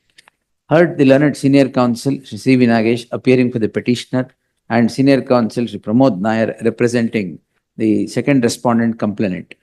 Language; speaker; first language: English; non-native, local second language; Kannada